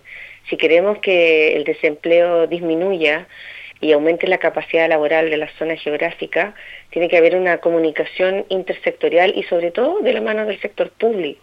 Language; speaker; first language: Spanish; native; Spanish